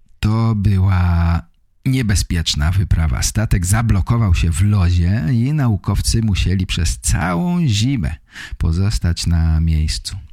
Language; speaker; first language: Polish; native; Polish